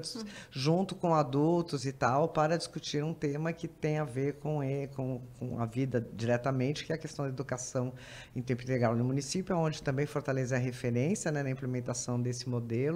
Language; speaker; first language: Portuguese; native; Portuguese